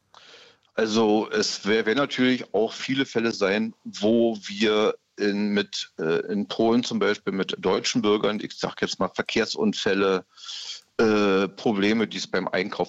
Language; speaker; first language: German; native; German